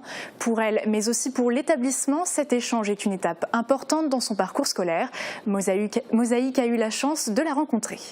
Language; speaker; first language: French; native; French